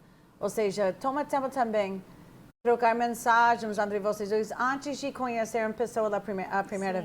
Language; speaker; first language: Portuguese; non-native, fluent; English